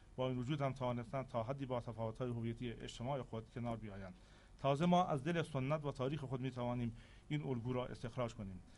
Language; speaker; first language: Persian; non-native, local second language; Central Kurdish